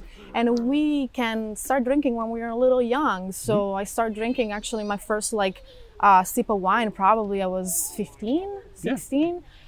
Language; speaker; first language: English; non-native, fluent; Italian